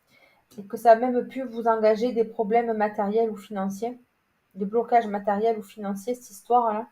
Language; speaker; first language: French; native; French